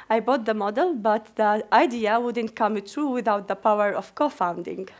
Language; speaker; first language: English; non-native, fluent; Arabic